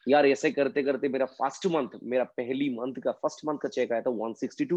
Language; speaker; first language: Hindi; non-native, local second language; Bangla